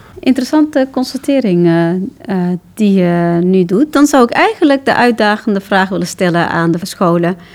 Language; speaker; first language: Dutch; early bilingual, other home language; Turkish